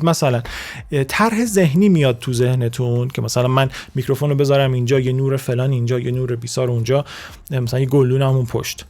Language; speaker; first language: Persian; native; Persian